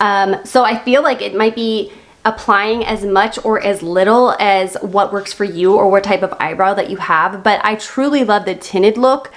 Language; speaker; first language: English; native; English